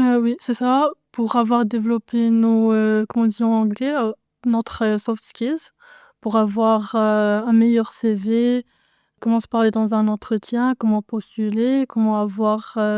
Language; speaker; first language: French; non-native, fluent; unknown